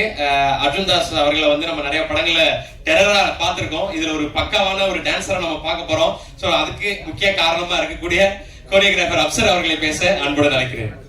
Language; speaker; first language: Tamil; native; Tamil